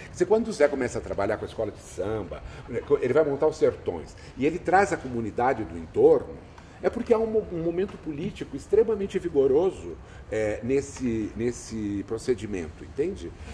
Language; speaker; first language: Portuguese; native; Portuguese